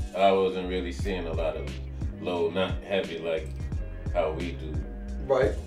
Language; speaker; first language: English; native; English